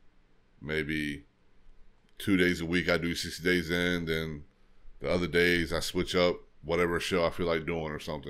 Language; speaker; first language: English; native; English